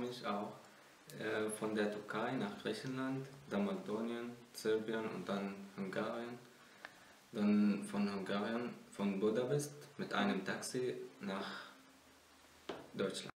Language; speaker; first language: German; non-native, learner; Arabic